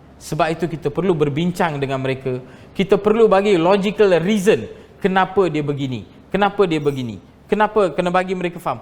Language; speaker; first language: Malay; non-native, local second language; Tamil